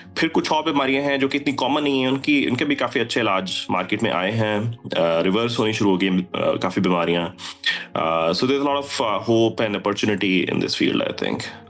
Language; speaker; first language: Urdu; native; Urdu